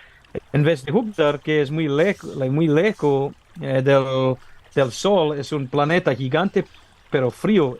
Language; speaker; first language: Spanish; non-native, learner; English